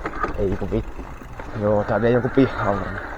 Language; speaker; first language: Finnish; native; Finnish